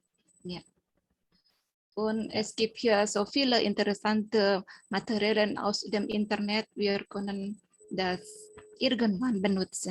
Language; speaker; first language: German; non-native, learner; Indonesian